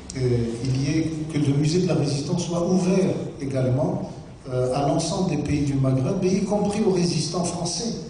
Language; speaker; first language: French; non-native, local second language; Arabic